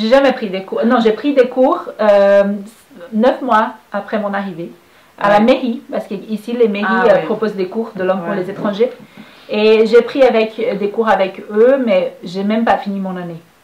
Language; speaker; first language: French; non-native, fluent; Portuguese